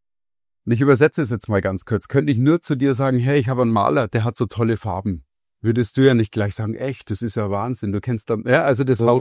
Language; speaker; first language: German; native; German